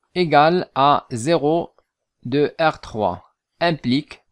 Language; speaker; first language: French; non-native, local second language; Arabic